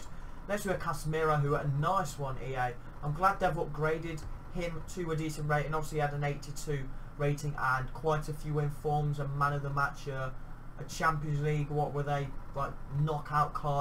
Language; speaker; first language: English; native; English